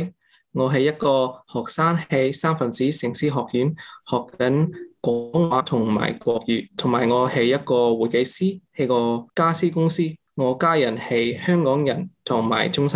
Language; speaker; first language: Cantonese; early bilingual, heritage; English